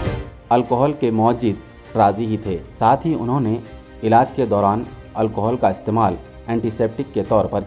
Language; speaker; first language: Urdu; native; Urdu